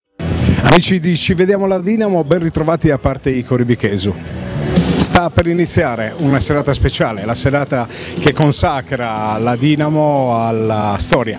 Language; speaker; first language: Italian; native; Italian